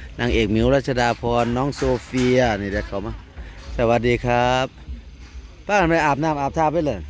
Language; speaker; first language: Thai; non-native, local second language; Northeastern Thai